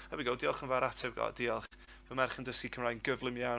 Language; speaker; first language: Welsh; non-native, fluent; English